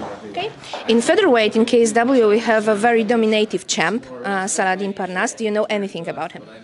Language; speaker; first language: English; non-native, fluent; Polish